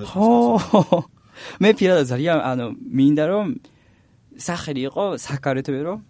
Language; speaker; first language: Georgian; non-native, learner; Japanese